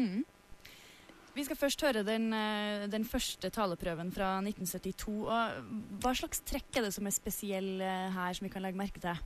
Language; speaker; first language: Norwegian; native; Norwegian